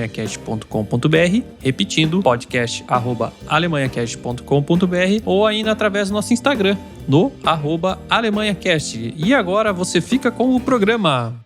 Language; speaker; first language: Portuguese; native; Portuguese